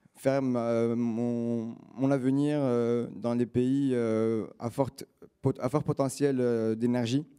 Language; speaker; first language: French; non-native, local second language; Arabic